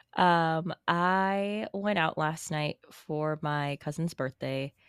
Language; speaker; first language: English; native; English